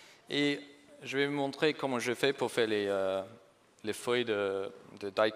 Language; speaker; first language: French; non-native, fluent; English